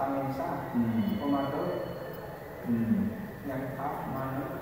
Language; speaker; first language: Korean; non-native, learner; Nepali